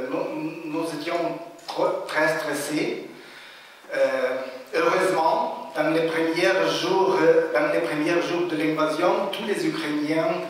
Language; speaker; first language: French; non-native, fluent; Ukrainian